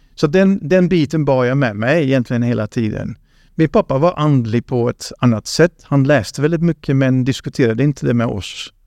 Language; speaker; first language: Swedish; non-native, fluent; Dutch